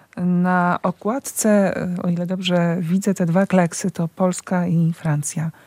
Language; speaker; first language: Polish; native; Polish